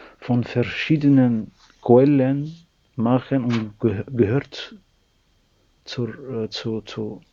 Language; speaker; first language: German; non-native, learner; Arabic